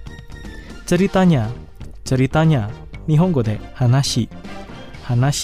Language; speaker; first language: Japanese; non-native, fluent; Indonesian